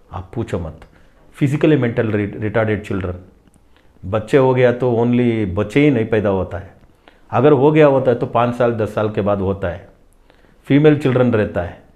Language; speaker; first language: Hindi; non-native, local second language; Tamil